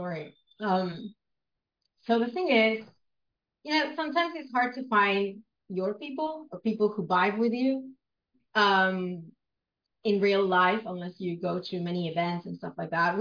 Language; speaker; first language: English; non-native, fluent; Spanish